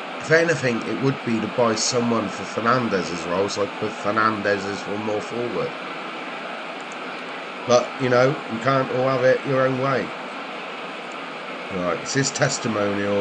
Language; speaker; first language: English; native; English